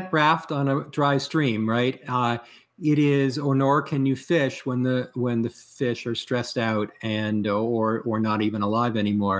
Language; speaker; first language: English; native; English